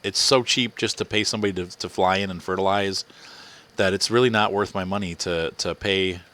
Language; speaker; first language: English; native; English